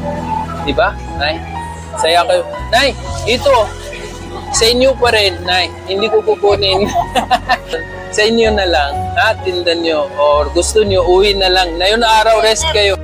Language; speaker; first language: Filipino; non-native, learner; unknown